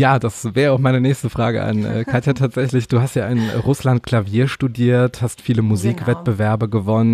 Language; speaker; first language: German; native; German